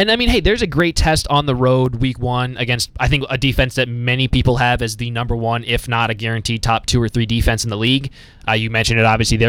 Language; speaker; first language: English; native; English